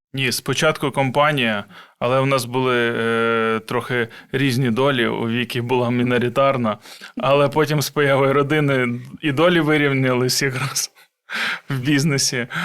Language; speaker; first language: Ukrainian; non-native, local second language; Russian